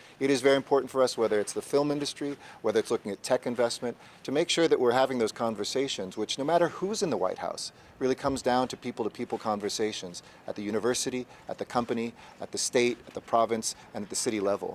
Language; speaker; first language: English; native; English